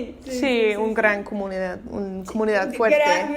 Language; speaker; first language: Spanish; non-native, learner; English